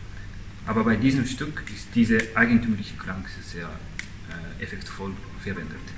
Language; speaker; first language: German; non-native, fluent; Japanese